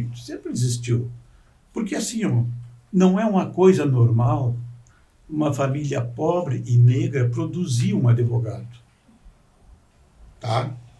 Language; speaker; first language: Portuguese; native; Portuguese